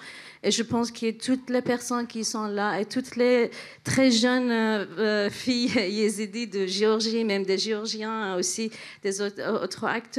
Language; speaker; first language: French; non-native, fluent; Central Kurdish